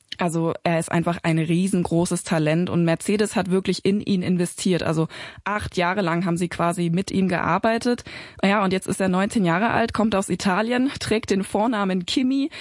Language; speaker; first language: German; native; German